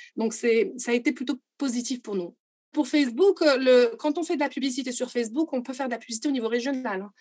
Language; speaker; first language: French; non-native, local second language; Arabic